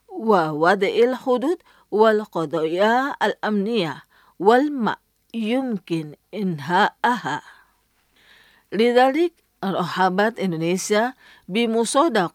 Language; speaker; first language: Arabic; non-native, fluent; Indonesian